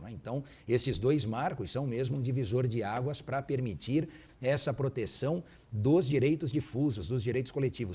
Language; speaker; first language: Portuguese; native; Portuguese